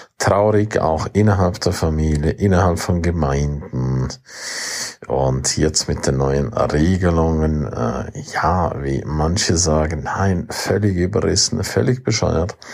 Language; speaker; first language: German; non-native, local second language; Romansh